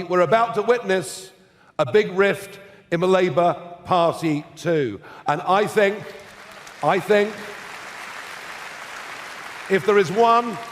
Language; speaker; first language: English; native; English